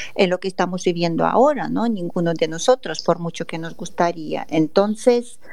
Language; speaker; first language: Spanish; non-native, fluent; Russian